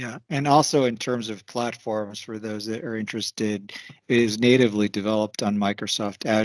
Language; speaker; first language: English; native; English